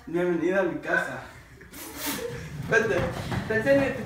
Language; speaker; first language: Spanish; non-native, learner; English